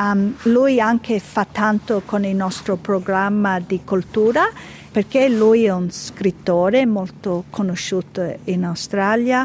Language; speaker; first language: Italian; early bilingual, heritage; Italian